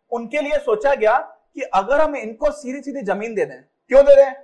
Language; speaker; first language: Hindi; native; Hindi